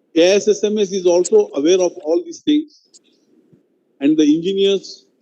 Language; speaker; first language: English; non-native, local second language; Marathi